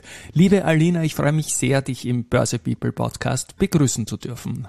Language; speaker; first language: German; native; German